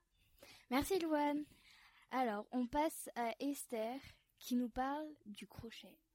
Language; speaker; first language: French; native; French